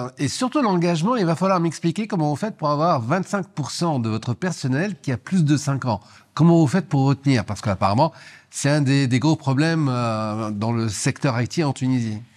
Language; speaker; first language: French; non-native, local second language; Arabic